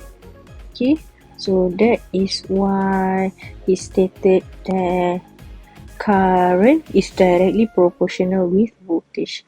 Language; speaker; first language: English; non-native, local second language; Malay